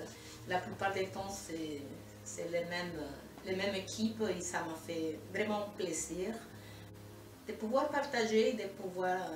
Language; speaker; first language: French; non-native, fluent; Spanish